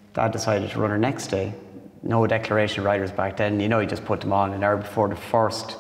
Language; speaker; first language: English; native; English